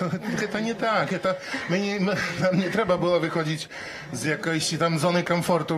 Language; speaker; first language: Polish; non-native, learner; Belarusian